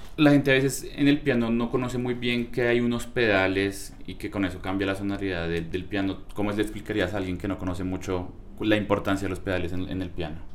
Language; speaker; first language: Spanish; native; Spanish